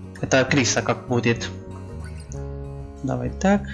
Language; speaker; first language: Russian; non-native, learner; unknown